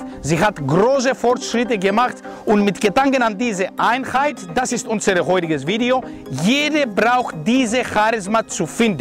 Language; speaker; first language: German; non-native, fluent; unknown